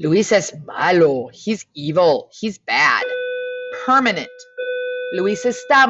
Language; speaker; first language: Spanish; non-native, fluent; English